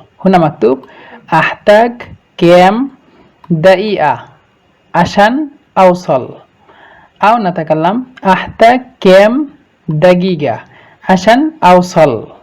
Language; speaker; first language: Arabic; non-native, fluent; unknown